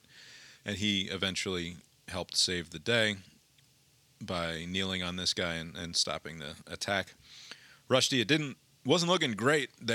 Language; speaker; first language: English; native; English